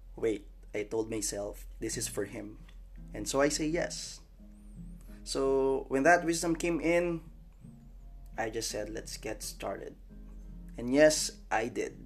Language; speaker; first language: English; non-native, local second language; Filipino